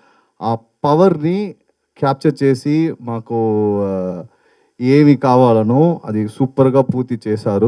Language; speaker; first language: Telugu; non-native, learner; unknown